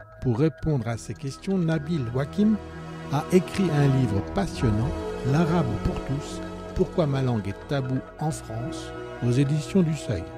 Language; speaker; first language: French; native; French